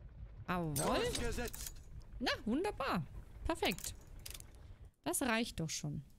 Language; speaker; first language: German; native; German